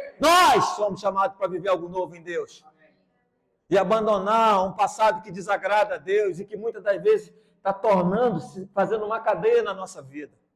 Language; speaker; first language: Portuguese; native; Portuguese